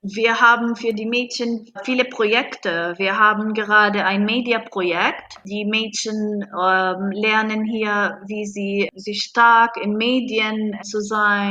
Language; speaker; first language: German; non-native, fluent; Arabic